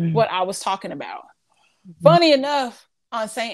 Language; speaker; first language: English; native; English